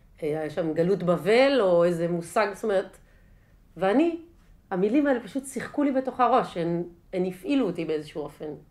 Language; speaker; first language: Hebrew; native; Hebrew